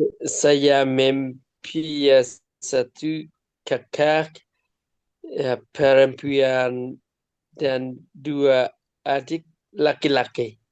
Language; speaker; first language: Indonesian; non-native, learner; Vietnamese